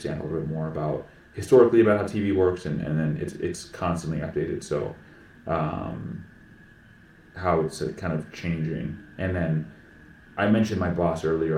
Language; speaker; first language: English; native; English